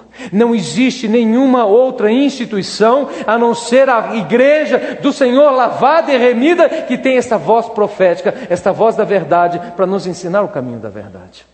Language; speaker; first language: Portuguese; native; Portuguese